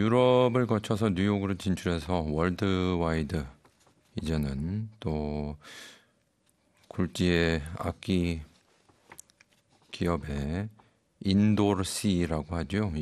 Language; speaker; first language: Korean; native; Korean